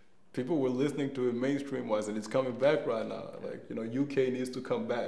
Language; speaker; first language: English; non-native, fluent; Danish